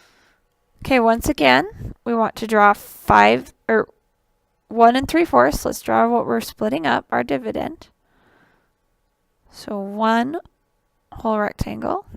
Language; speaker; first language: English; native; English